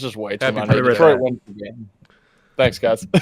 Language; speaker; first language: English; native; English